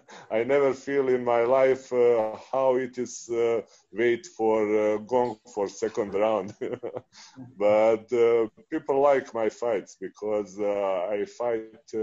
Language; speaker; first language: English; non-native, fluent; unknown